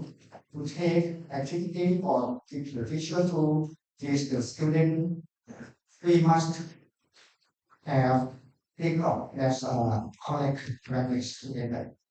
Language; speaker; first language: English; non-native, learner; Thai